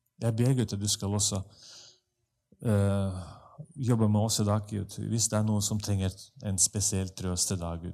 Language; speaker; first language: Norwegian; non-native, fluent; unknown